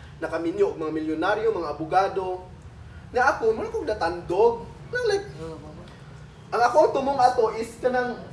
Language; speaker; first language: Cebuano; native; Cebuano